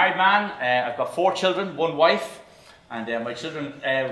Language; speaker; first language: English; native; English